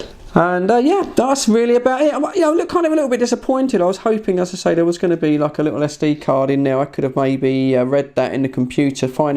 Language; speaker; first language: English; native; English